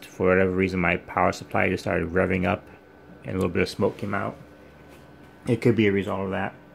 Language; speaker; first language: English; native; English